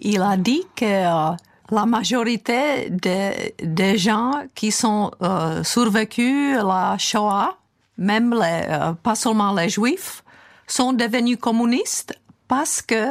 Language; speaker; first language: French; non-native, fluent; Czech